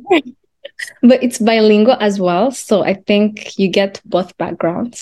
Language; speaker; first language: English; non-native, local second language; Kinyarwanda